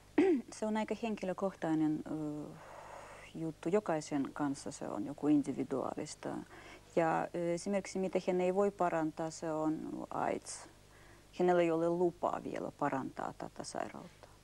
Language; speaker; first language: Finnish; non-native, fluent; Russian